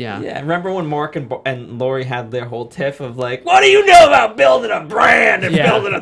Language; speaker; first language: English; native; English